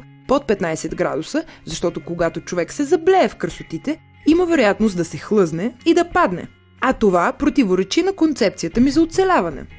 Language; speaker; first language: Bulgarian; native; Bulgarian